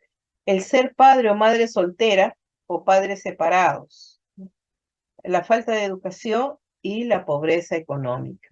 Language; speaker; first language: Spanish; native; Spanish